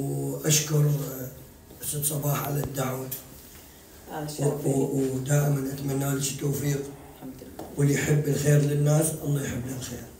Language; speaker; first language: Arabic; native; Arabic